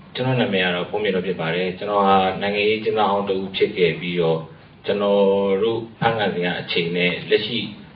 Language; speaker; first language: Burmese; native; Burmese